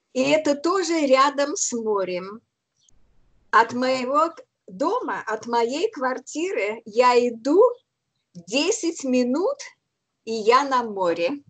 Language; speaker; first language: Russian; native; Russian